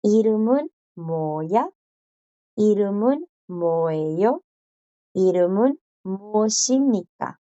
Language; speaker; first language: Korean; non-native, fluent; Spanish